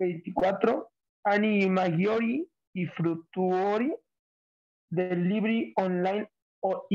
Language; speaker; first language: Italian; non-native, learner; Spanish